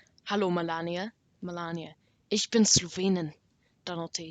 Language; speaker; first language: German; non-native, learner; English